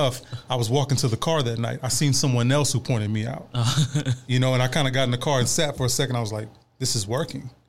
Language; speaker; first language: English; native; English